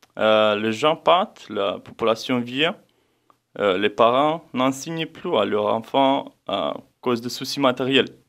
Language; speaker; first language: French; non-native, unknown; Romanian